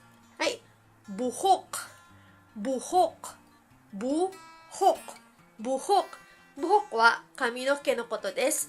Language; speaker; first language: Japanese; early bilingual, heritage; Filipino